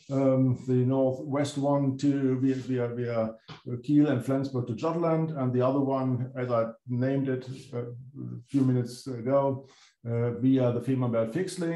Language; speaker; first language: English; non-native, fluent; German